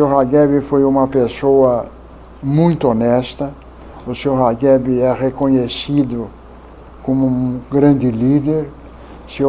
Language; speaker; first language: Portuguese; early bilingual, other home language; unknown